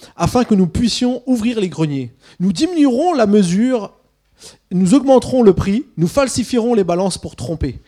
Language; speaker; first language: French; early bilingual, other home language; Swiss German